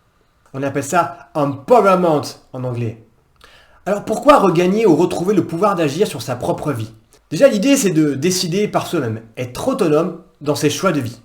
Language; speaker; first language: French; native; French